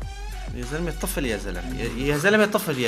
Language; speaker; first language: Arabic; native; Arabic